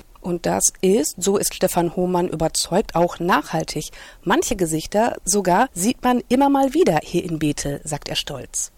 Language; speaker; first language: German; native; German